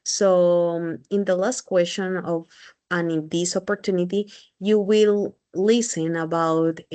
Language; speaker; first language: English; non-native, learner; Spanish